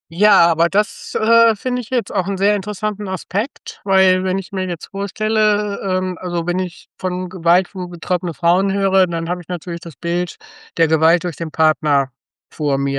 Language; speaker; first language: German; native; German